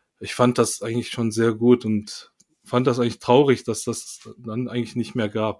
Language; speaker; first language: German; early bilingual, other home language; Korean